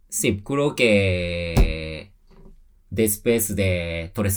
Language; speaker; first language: Spanish; non-native, learner; Japanese